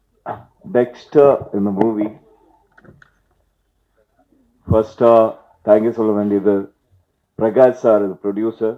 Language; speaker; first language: Tamil; non-native, learner; Kannada